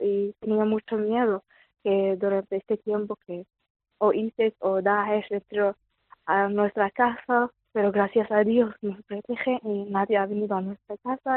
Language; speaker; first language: Spanish; non-native, fluent; Arabic